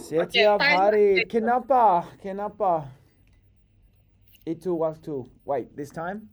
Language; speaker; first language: Indonesian; non-native, learner; English